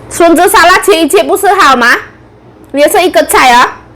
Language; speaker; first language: Chinese; non-native, learner; Indonesian